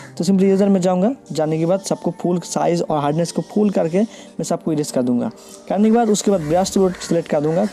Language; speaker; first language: Hindi; non-native, local second language; Bangla